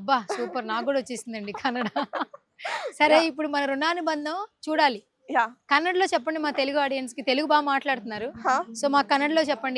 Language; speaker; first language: Telugu; native; Telugu